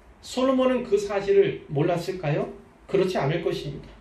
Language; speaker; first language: Korean; native; Korean